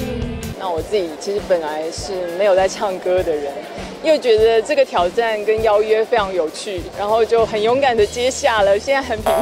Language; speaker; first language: Chinese; native; Chinese